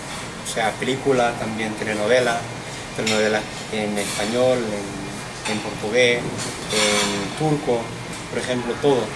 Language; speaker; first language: Spanish; non-native, fluent; English